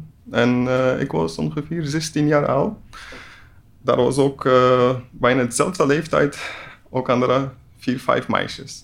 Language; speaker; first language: Dutch; non-native, learner; Persian